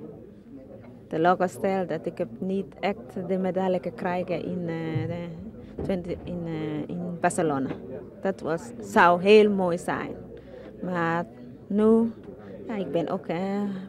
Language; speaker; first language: Dutch; non-native, learner; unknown